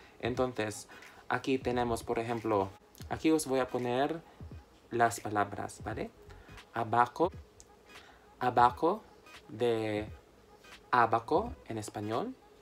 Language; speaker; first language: Spanish; non-native, fluent; Filipino